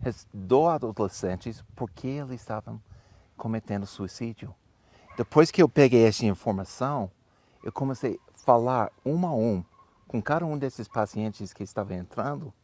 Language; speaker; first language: Portuguese; non-native, fluent; English